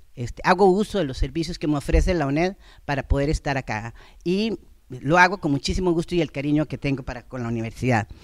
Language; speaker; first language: Spanish; native; Spanish